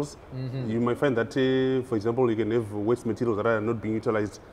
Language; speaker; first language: English; non-native, local second language; Shona